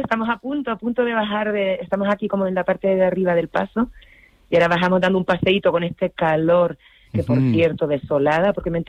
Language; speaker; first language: Spanish; native; Spanish